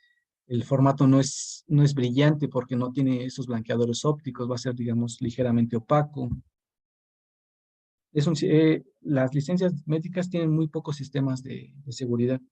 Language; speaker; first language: Spanish; native; Spanish